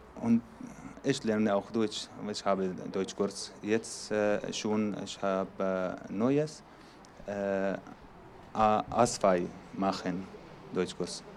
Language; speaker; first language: German; non-native, learner; Arabic